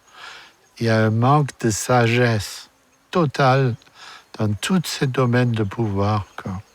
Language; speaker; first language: French; non-native, fluent; German